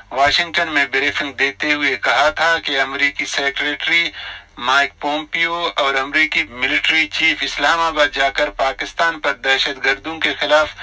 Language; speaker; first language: Urdu; non-native, local second language; Baluchi